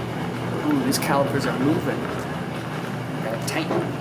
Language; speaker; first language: English; native; English